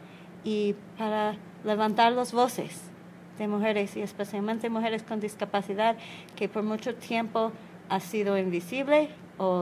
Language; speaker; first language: Spanish; non-native, learner; English